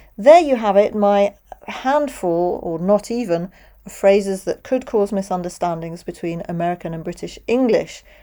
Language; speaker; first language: English; native; English